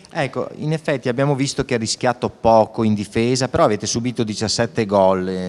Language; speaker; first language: Italian; native; Italian